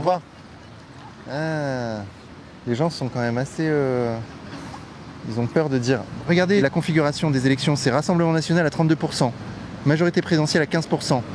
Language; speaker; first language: French; native; French